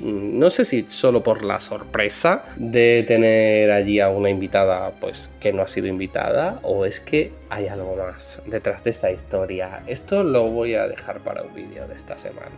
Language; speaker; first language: Spanish; native; Spanish